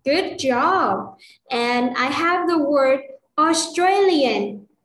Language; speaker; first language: English; non-native, fluent; Vietnamese